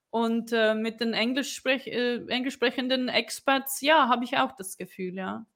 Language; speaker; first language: German; non-native, fluent; Czech